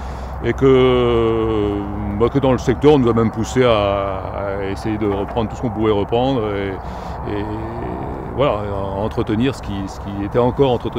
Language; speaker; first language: French; native; French